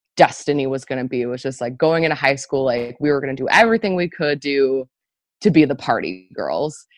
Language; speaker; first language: English; native; English